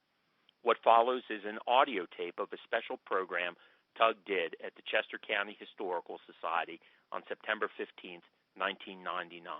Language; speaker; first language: English; native; English